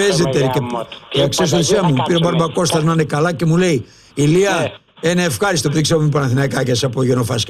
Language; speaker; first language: Greek; native; Greek